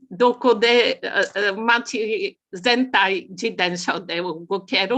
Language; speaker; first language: Japanese; non-native, learner; Bulgarian